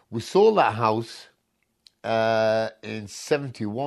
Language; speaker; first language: English; non-native, local second language; Punjabi